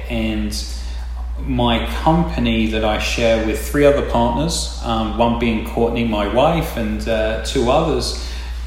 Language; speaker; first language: English; native; English